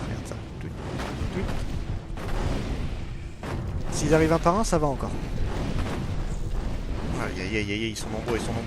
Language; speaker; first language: French; native; French